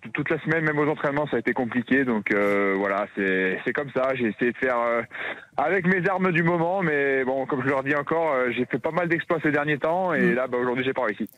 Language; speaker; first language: French; native; French